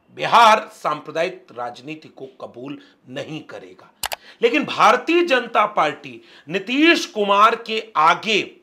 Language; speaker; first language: Hindi; native; Hindi